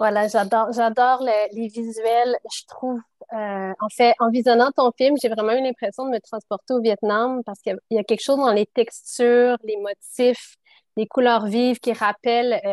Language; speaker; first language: French; native; French